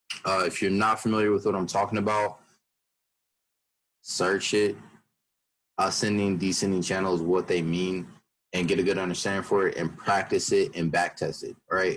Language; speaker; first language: English; native; English